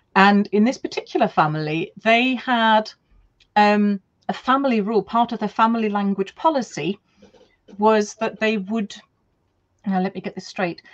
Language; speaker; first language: English; non-native, fluent; German